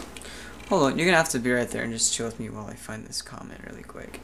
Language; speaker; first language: English; native; English